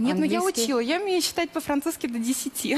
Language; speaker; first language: Russian; native; Russian